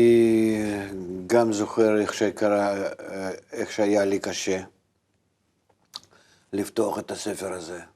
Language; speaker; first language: Hebrew; non-native, fluent; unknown